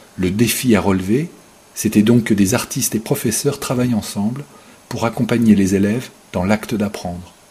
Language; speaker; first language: French; native; French